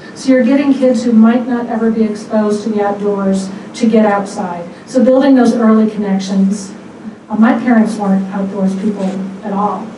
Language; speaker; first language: English; native; English